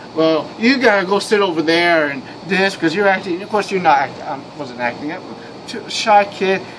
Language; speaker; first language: English; native; English